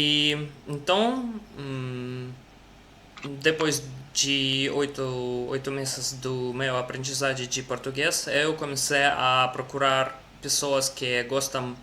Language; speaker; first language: Portuguese; non-native, learner; Russian